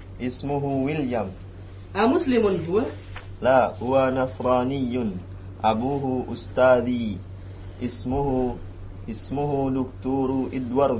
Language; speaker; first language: Arabic; non-native, learner; Indonesian